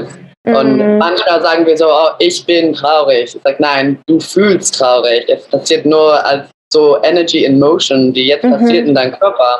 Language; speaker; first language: German; early bilingual, other home language; English